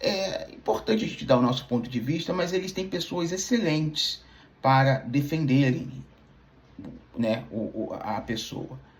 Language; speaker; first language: Portuguese; native; Portuguese